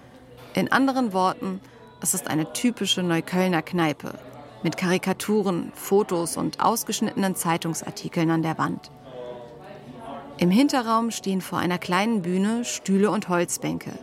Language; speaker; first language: German; native; German